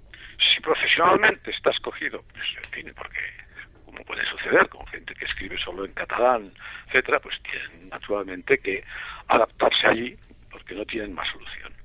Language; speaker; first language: Spanish; native; Spanish